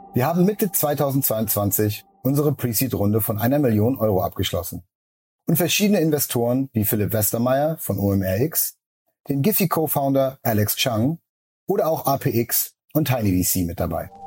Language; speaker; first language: German; native; German